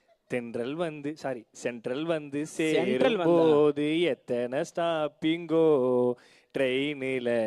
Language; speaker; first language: Tamil; native; Tamil